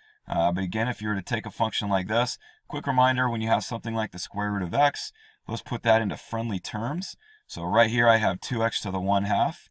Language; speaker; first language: English; native; English